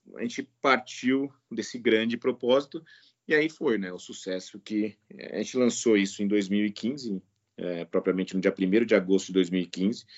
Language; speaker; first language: Portuguese; native; Portuguese